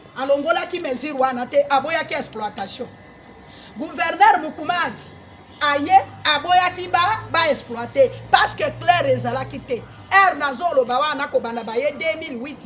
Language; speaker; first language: Lingala; non-native, local second language; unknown